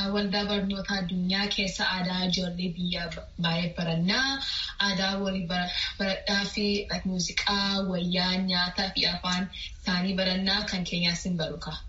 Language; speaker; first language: Oromo; early bilingual, heritage; Oromo